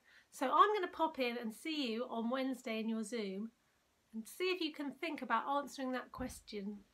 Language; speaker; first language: English; native; English